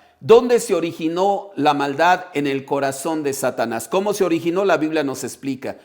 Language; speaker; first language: Spanish; native; Spanish